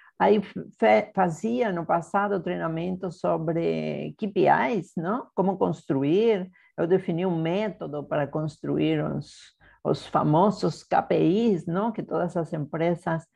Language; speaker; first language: Portuguese; non-native, fluent; Spanish